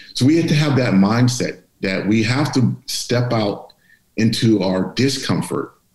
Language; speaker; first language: English; native; English